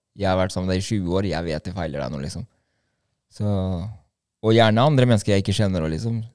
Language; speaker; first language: Norwegian; early bilingual, other home language; Albanian